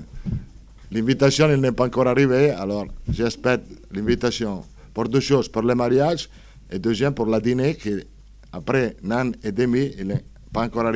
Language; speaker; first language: French; non-native, fluent; Italian